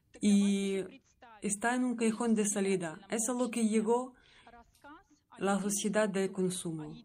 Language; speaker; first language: Spanish; non-native, learner; Russian